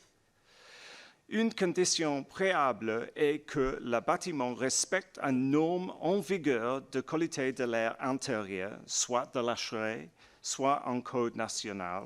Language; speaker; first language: French; non-native, learner; English